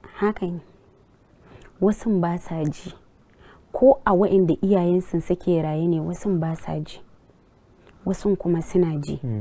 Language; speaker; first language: Hausa; non-native, local second language; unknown